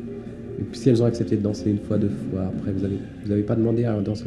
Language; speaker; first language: French; native; French